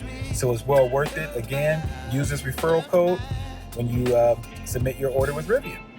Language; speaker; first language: English; native; English